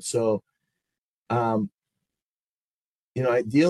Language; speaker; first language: English; non-native, fluent; Spanish